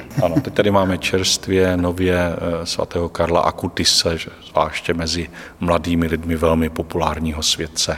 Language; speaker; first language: Czech; native; Czech